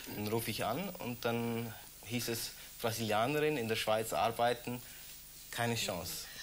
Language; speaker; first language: German; native; German